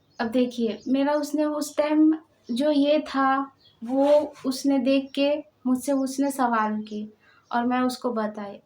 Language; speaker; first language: Hindi; non-native, local second language; Marathi